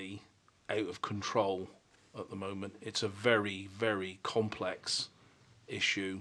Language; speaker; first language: English; native; English